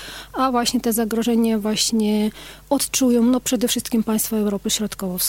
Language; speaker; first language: Polish; non-native, fluent; Ukrainian